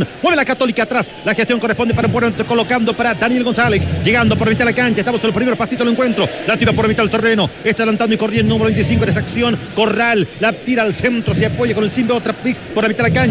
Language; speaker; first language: Spanish; native; Spanish